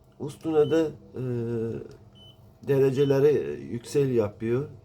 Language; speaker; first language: Turkish; non-native, learner; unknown